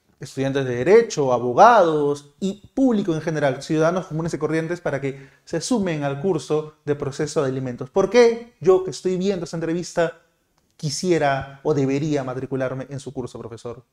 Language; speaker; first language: Spanish; native; Spanish